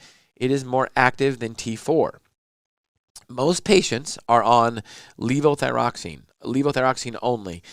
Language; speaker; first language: English; native; English